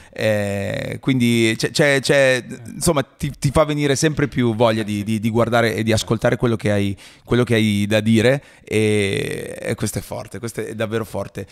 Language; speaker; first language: Italian; native; Italian